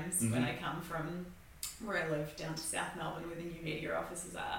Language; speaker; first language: English; native; English